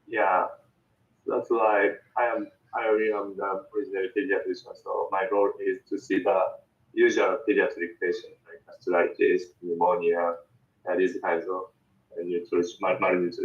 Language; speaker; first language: English; non-native, fluent; Japanese